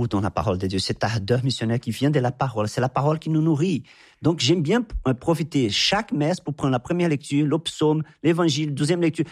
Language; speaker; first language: French; non-native, fluent; Portuguese